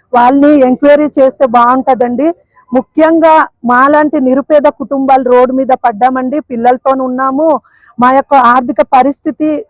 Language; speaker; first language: Telugu; native; Telugu